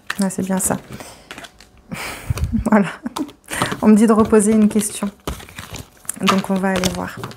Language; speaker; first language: French; native; French